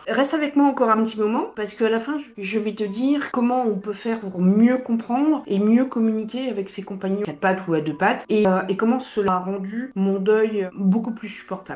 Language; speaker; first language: French; native; French